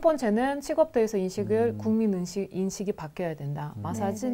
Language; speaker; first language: Korean; non-native, fluent; Russian